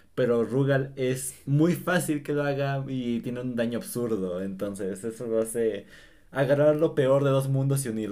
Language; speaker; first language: Spanish; native; Spanish